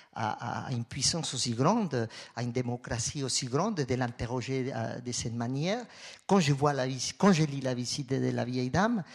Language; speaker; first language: French; non-native, fluent; Spanish